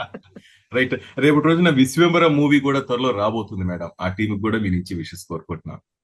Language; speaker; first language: Telugu; native; Telugu